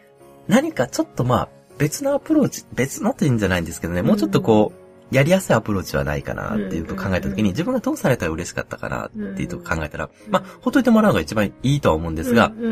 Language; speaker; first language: Japanese; native; Japanese